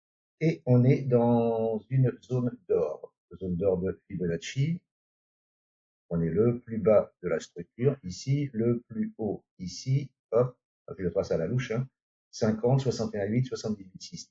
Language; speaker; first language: French; native; French